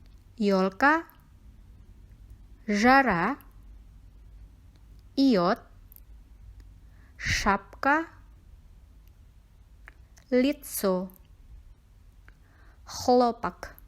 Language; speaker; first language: Russian; non-native, fluent; Indonesian